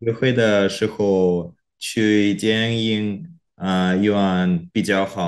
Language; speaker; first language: Chinese; non-native, learner; Korean